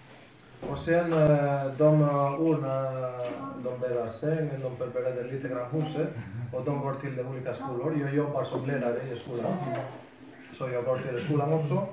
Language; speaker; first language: Swedish; non-native, fluent; Spanish